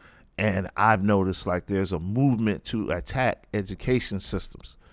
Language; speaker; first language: English; native; English